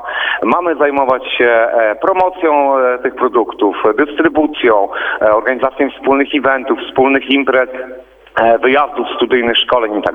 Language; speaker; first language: Polish; native; Polish